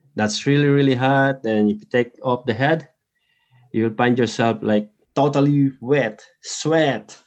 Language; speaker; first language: English; non-native, local second language; Filipino